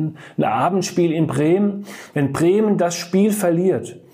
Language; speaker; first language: German; native; German